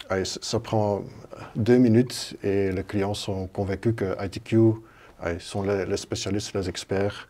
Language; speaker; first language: French; non-native, local second language; Dutch